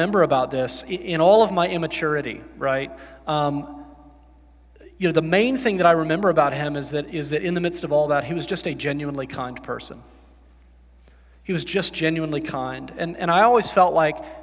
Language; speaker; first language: English; native; English